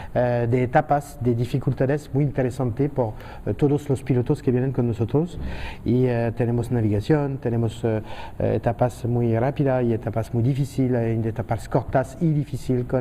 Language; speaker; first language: Spanish; non-native, fluent; French